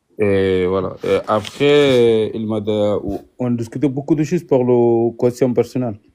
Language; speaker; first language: French; non-native, learner; Arabic